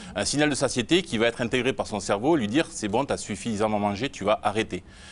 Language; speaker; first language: French; native; French